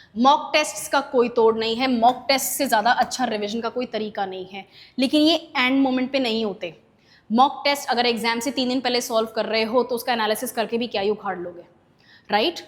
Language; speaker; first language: Hindi; native; Hindi